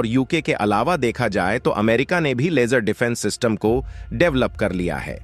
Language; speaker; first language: Hindi; native; Hindi